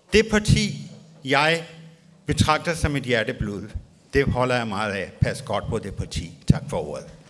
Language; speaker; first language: Danish; non-native, fluent; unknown